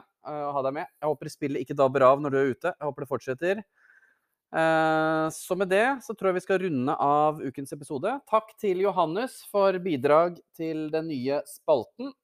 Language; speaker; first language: Norwegian; native; Norwegian